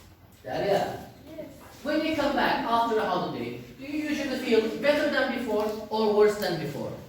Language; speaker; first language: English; non-native, fluent; Turkish